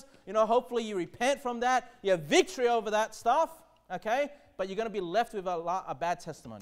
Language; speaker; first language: English; native; English